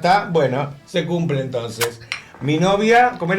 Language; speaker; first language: Spanish; native; Spanish